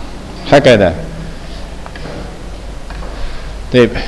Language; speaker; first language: Arabic; non-native, fluent; Indonesian